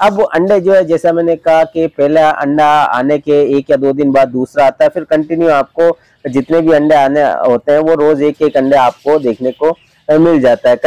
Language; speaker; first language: Hindi; native; Hindi